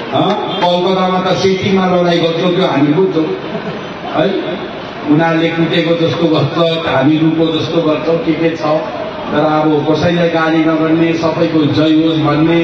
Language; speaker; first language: Nepali; native; Nepali